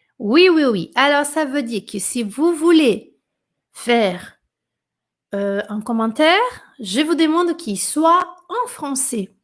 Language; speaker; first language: French; non-native, fluent; Portuguese